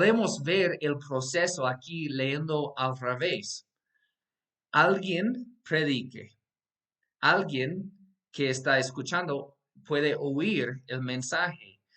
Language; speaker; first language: Spanish; non-native, fluent; English